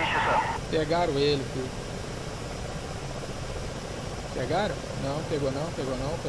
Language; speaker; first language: Portuguese; native; Portuguese